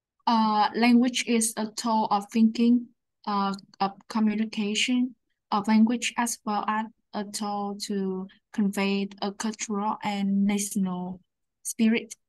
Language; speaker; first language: English; non-native, learner; Vietnamese